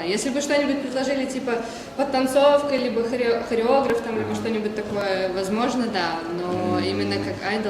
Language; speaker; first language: Russian; native; Russian